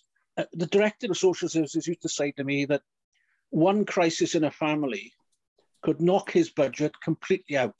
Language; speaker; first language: English; native; English